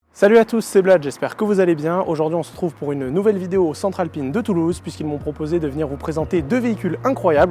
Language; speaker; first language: French; native; French